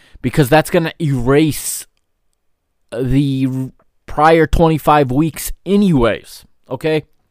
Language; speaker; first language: English; native; English